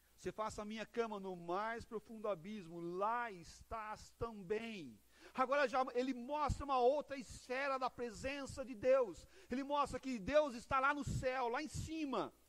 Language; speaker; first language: Portuguese; native; Portuguese